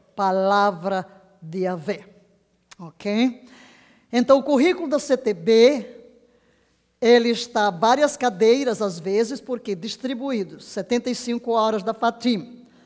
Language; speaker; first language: Portuguese; native; Portuguese